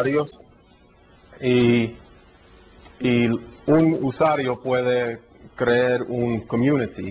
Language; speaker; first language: Spanish; early bilingual, heritage; Spanish